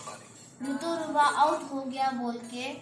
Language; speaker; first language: Hindi; non-native, local second language; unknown